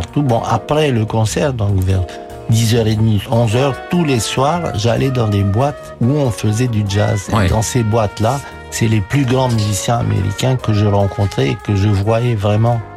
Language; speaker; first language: French; non-native, fluent; Romanian